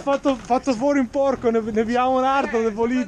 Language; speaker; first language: Italian; non-native, fluent; Albanian